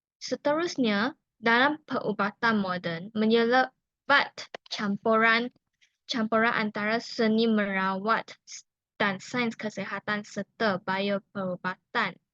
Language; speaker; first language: Malay; non-native, local second language; Chinese